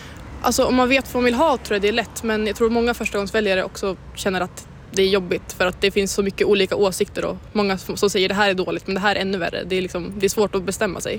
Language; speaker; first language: Swedish; native; Swedish